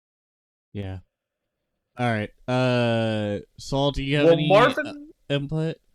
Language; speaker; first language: English; native; English